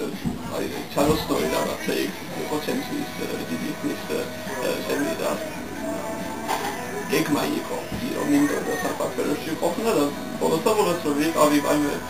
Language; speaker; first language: Georgian; non-native, learner; English